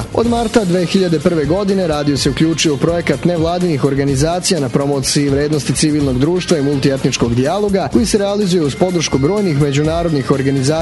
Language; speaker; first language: Serbian; native; Serbian